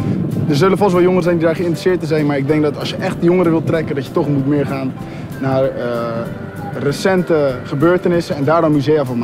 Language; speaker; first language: Dutch; native; Dutch